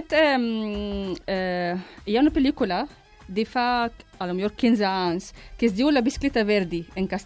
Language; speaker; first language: Catalan; non-native, fluent; Arabic